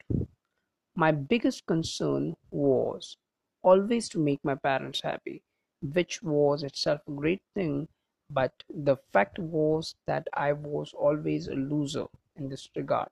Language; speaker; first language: English; non-native, local second language; Hindi